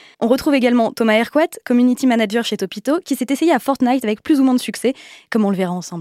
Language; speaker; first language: French; native; French